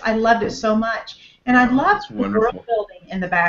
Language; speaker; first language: English; native; English